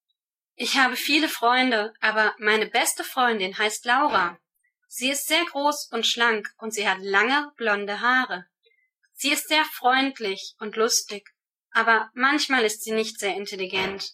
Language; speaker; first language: German; non-native, learner; English